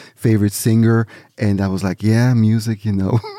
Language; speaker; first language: English; early bilingual, other home language; Swiss German